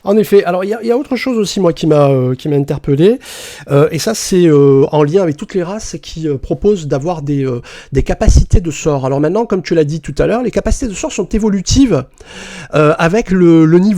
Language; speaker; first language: French; native; French